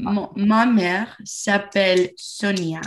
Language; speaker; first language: French; non-native, learner; English